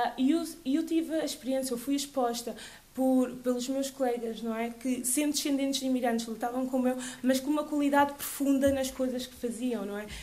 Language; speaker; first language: Portuguese; early bilingual, other home language; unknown